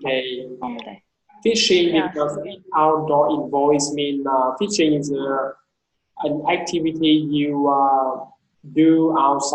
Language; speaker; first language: English; non-native, fluent; Vietnamese